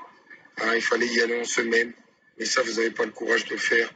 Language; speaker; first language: French; non-native, local second language; Lingala